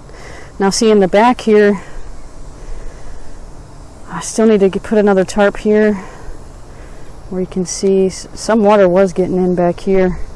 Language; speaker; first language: English; native; English